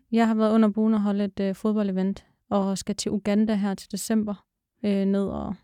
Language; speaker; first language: Danish; early bilingual, other home language; Arabic